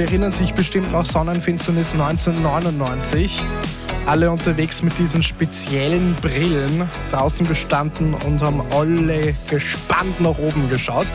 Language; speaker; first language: German; native; German